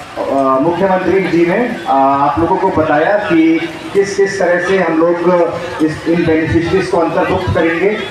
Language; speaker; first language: Hindi; non-native, local second language; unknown